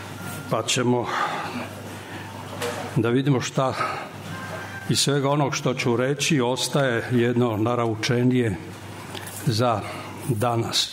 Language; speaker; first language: Serbian; native; Serbian